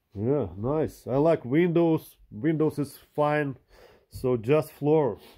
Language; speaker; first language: English; non-native, learner; Russian